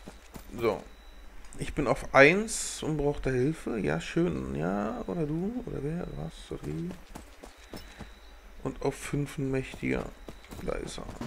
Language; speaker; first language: German; native; German